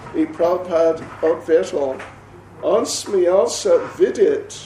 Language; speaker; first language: Russian; non-native, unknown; English